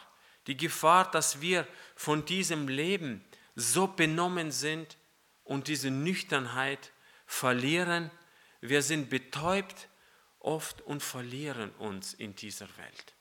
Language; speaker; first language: German; non-native, fluent; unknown